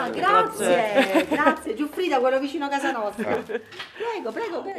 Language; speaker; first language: Italian; native; Italian